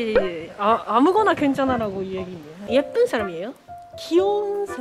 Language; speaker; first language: Korean; non-native, learner; Japanese